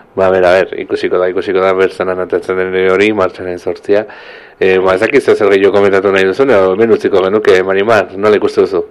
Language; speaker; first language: Basque; native; Basque